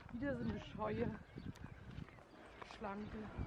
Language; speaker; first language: German; native; German